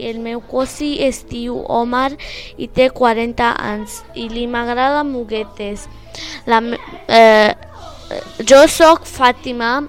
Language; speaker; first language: Catalan; non-native, learner; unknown